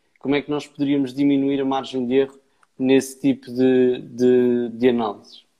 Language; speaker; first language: Portuguese; native; Portuguese